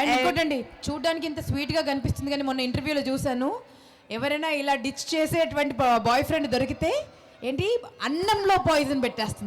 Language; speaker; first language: Telugu; native; Telugu